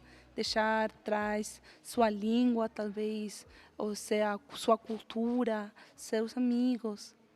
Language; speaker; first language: Portuguese; non-native, fluent; Spanish